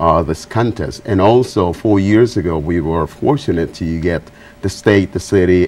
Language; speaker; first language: English; non-native, fluent; Spanish